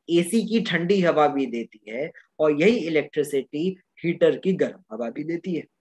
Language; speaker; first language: Hindi; native; Hindi